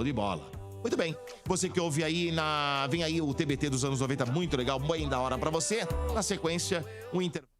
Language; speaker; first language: Portuguese; native; Portuguese